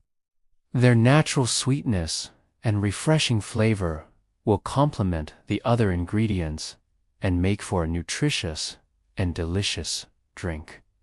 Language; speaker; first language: English; native; English